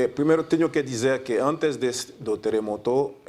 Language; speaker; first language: Portuguese; non-native, fluent; Haitian Creole